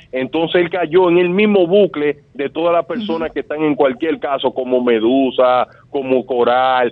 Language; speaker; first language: Spanish; native; Spanish